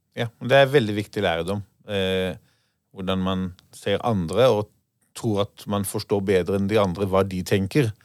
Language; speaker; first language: Norwegian; non-native, fluent; Hebrew